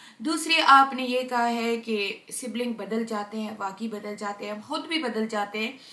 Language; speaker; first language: Hindi; non-native, local second language; Pashto